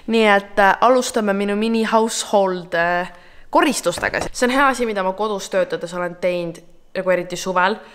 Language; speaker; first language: Estonian; native; Estonian